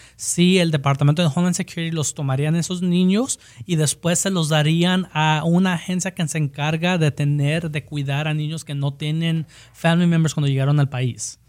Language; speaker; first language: Spanish; early bilingual, heritage; Spanish